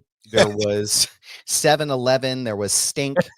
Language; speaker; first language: English; native; English